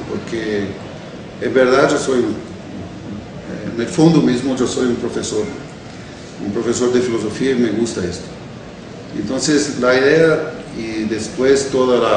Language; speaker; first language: Spanish; non-native, fluent; Portuguese